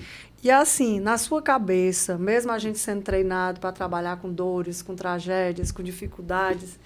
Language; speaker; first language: Portuguese; native; Portuguese